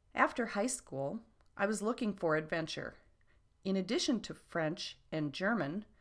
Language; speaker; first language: English; non-native, fluent; French